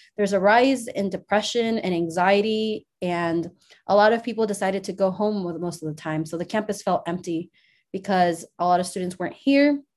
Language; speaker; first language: English; early bilingual, other home language; Spanish